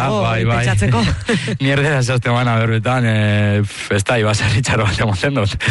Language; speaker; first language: Basque; native; Basque